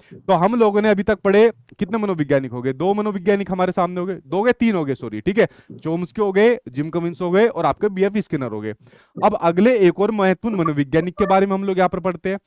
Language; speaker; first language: Hindi; native; Hindi